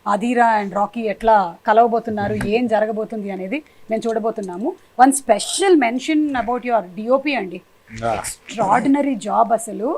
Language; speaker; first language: Telugu; native; Telugu